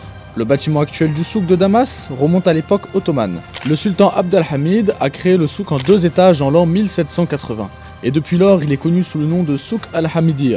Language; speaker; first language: French; native; French